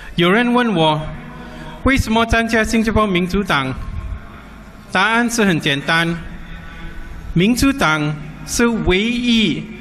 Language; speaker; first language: Chinese; non-native, local second language; English